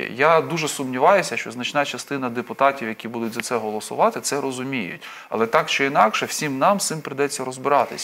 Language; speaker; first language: Ukrainian; native; Ukrainian